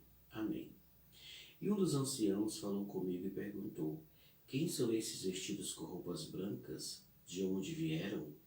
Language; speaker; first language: Portuguese; native; Portuguese